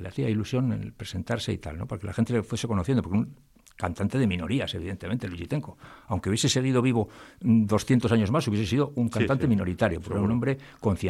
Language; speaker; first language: Spanish; native; Spanish